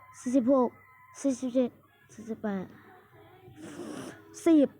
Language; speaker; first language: Thai; native; Thai